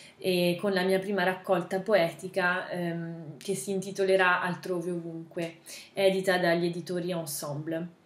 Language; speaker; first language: Italian; early bilingual, heritage; Italian